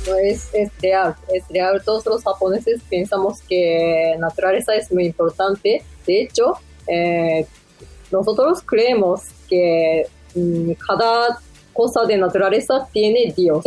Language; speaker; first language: Spanish; non-native, learner; Japanese